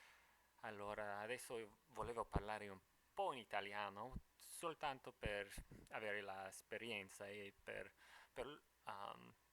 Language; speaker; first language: Italian; non-native, fluent; English